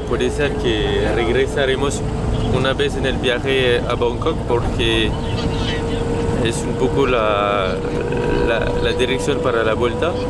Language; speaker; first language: Spanish; non-native, fluent; French